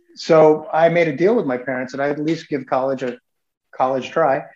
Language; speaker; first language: English; native; English